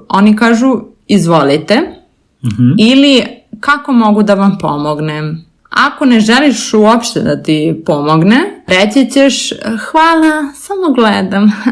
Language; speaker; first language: Serbian; native; Serbian